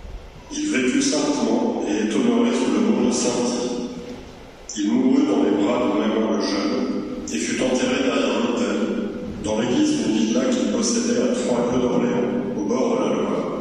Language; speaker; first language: French; native; French